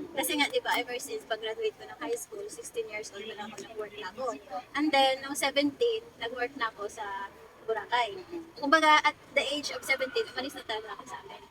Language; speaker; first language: Filipino; non-native, local second language; Hiligaynon